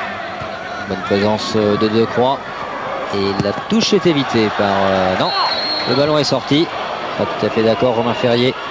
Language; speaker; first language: French; native; French